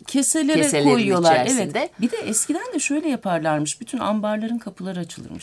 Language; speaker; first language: Turkish; native; Turkish